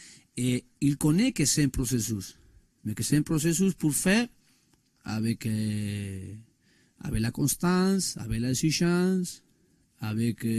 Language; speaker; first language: French; non-native, learner; Spanish